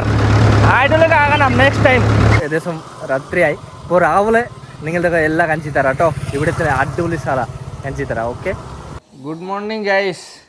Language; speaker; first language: Malayalam; non-native, learner; Bangla